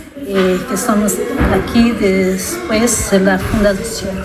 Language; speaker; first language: Spanish; non-native, learner; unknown